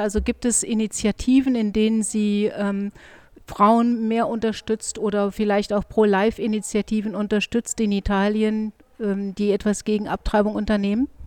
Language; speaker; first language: German; native; German